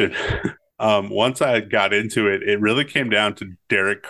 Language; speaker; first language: English; native; English